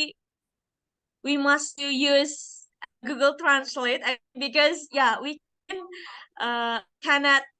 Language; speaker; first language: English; non-native, learner; Indonesian